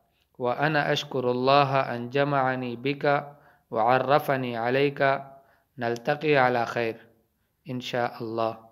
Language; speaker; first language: Arabic; non-native, fluent; Urdu